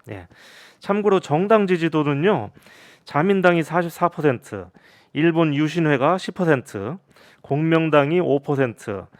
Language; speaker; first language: Korean; native; Korean